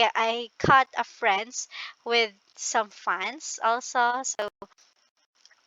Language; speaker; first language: English; non-native, local second language; Filipino